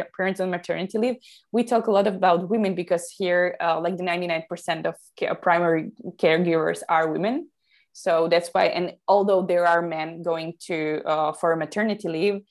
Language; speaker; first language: English; non-native, fluent; Slovak